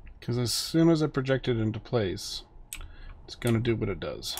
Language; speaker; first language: English; native; English